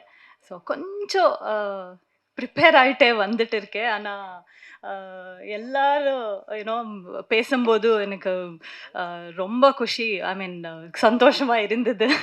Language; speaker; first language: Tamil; non-native, learner; Kannada